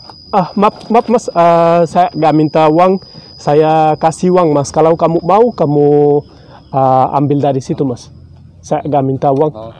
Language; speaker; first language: Indonesian; non-native, learner; Bangla